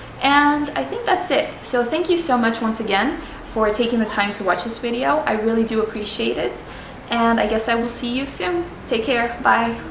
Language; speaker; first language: English; early bilingual, other home language; Spanish